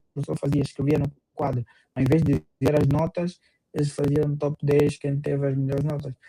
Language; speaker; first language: Portuguese; native; Portuguese